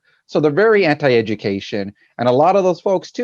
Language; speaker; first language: English; native; English